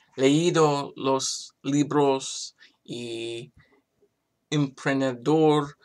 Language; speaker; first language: Spanish; non-native, learner; English